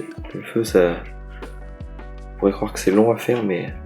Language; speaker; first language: French; native; French